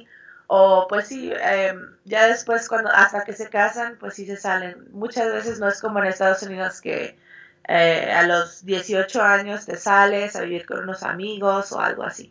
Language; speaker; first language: Spanish; early bilingual, heritage; Spanish